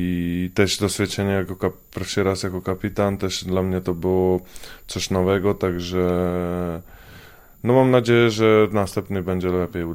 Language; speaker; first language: Polish; non-native, fluent; Czech